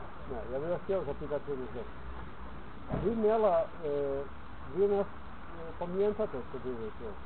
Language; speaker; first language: Polish; non-native, learner; Slovenian